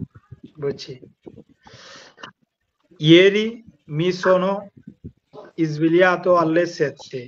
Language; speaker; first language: Italian; non-native, learner; Bangla